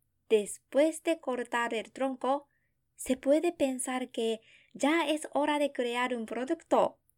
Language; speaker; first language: Spanish; non-native, fluent; Japanese